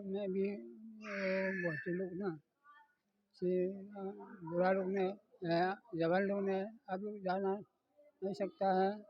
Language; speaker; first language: Hindi; non-native, local second language; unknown